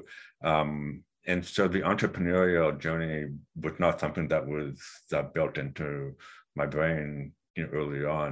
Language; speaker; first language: English; native; English